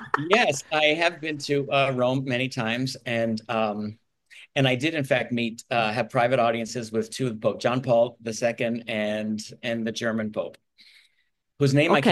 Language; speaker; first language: English; native; English